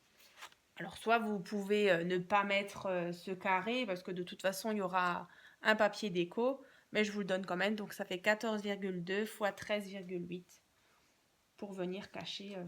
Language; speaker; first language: French; native; French